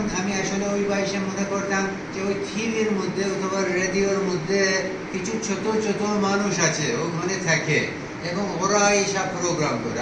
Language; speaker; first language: Bangla; non-native, fluent; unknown